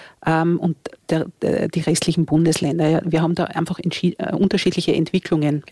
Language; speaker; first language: German; native; German